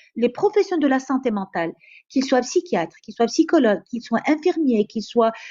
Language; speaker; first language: French; non-native, local second language; Arabic